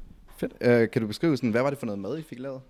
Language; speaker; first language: Danish; native; Danish